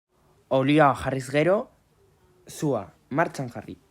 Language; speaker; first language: Basque; non-native, local second language; Spanish